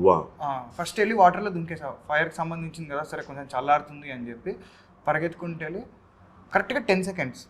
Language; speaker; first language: Telugu; native; Telugu